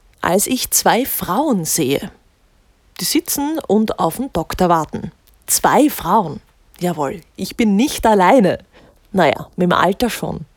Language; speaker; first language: German; native; German